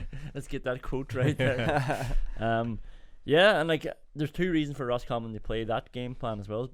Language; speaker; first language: English; native; English